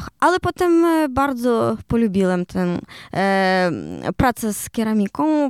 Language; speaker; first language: Polish; non-native, learner; Ukrainian